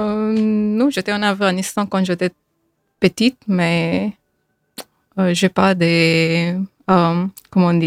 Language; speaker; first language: French; non-native, fluent; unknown